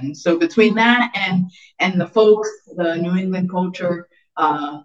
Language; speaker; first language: English; native; English